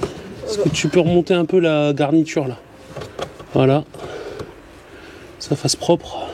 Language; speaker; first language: French; native; French